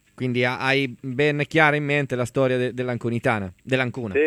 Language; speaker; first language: Italian; native; Italian